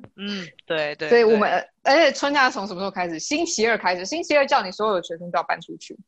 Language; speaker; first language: Chinese; native; Chinese